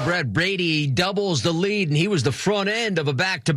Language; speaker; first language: English; native; English